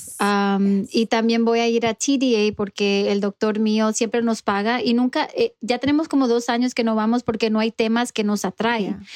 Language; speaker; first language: Spanish; early bilingual, heritage; Spanish